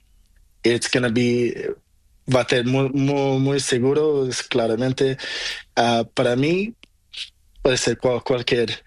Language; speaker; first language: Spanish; non-native, learner; Portuguese